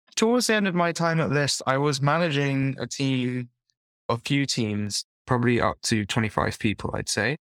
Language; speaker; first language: English; native; English